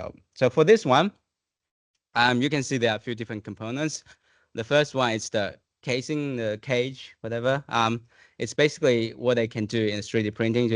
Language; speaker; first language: English; non-native, fluent; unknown